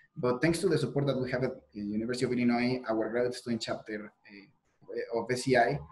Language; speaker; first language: English; non-native, fluent; Spanish